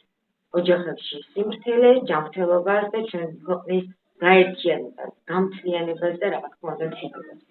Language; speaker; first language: Georgian; native; Georgian